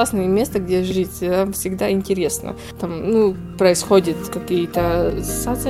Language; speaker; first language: Russian; non-native, local second language; Latvian